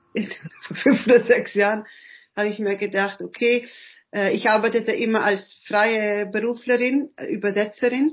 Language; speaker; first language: German; early bilingual, other home language; Italian